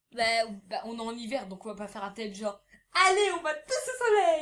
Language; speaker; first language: French; native; French